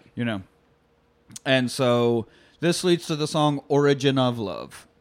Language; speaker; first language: English; native; English